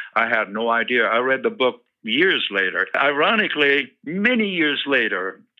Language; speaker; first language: English; early bilingual, other home language; German